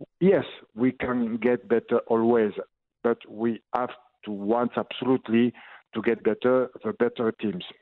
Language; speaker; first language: English; non-native, learner; French